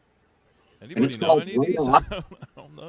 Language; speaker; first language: English; native; English